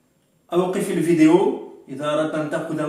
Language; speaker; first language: Arabic; non-native, fluent; French